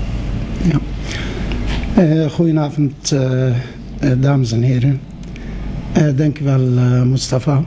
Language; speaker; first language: Dutch; non-native, fluent; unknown